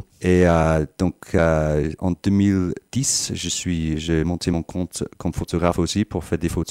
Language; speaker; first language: French; non-native, fluent; English